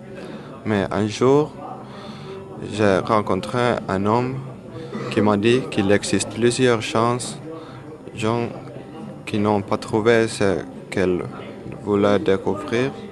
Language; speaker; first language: French; non-native, learner; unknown